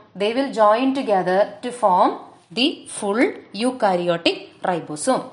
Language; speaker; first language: English; non-native, local second language; Malayalam